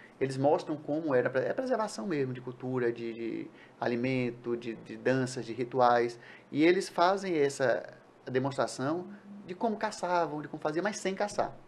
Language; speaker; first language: Portuguese; native; Portuguese